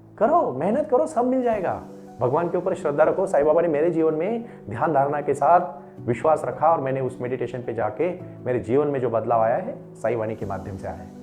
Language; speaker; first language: Hindi; non-native, local second language; Marathi